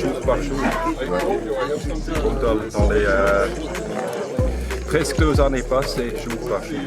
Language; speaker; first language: French; non-native, local second language; Swiss German